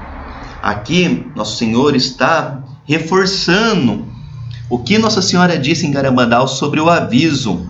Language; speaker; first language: Portuguese; native; Portuguese